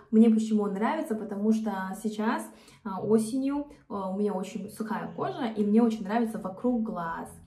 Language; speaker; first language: Russian; non-native, fluent; Korean